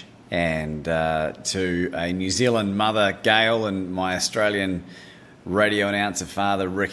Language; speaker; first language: English; native; English